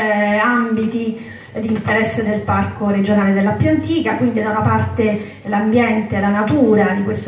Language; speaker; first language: Italian; native; Italian